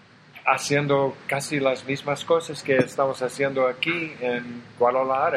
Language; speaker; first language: Spanish; non-native, fluent; English